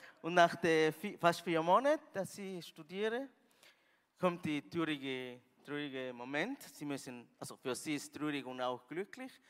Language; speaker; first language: German; non-native, learner; Spanish